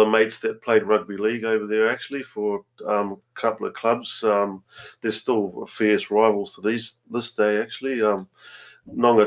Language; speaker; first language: English; native; English